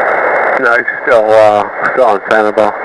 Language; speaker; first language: English; native; English